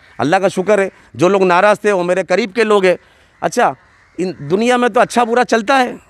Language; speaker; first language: Hindi; native; Hindi